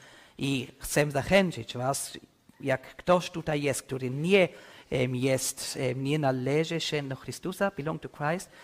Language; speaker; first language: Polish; non-native, learner; English